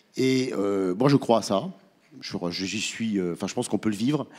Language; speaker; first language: French; native; French